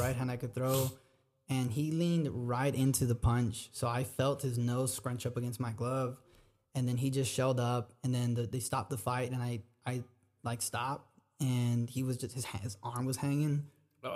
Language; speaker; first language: English; early bilingual, other home language; Spanish